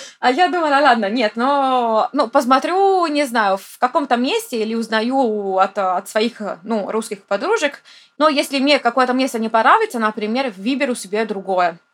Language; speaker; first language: Russian; non-native, fluent; Italian